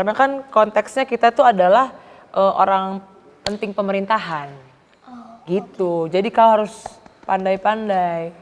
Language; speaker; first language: Indonesian; native; Indonesian